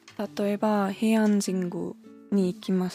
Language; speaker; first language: Japanese; non-native, learner; German